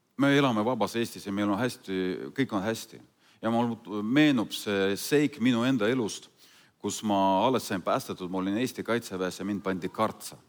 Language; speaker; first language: Estonian; non-native, fluent; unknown